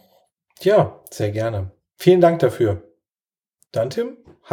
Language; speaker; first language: German; native; German